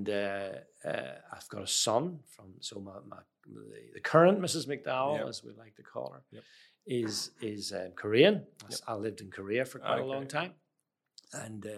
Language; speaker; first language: English; native; English